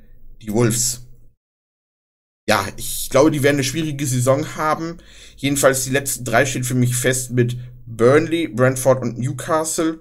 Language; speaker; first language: German; native; German